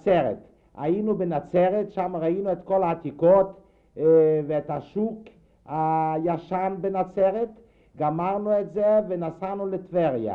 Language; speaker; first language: Hebrew; non-native, fluent; Yiddish